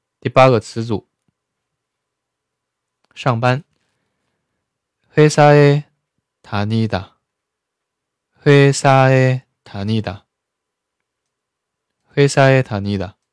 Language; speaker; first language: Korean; non-native, fluent; Chinese